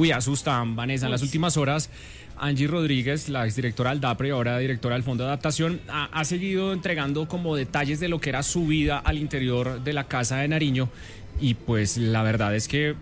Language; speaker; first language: Spanish; native; Spanish